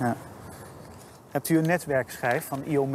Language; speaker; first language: Dutch; native; Dutch